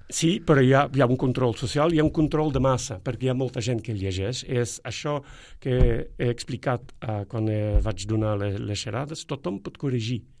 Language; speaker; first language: Catalan; non-native, fluent; Dutch